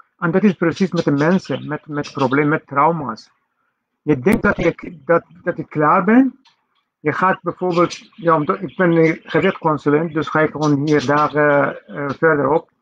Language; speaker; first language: Dutch; non-native, fluent; Persian